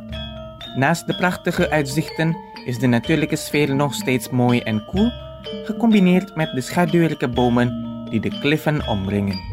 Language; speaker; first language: Dutch; non-native, fluent; Indonesian